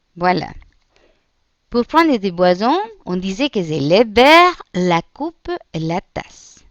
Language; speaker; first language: French; non-native, fluent; Spanish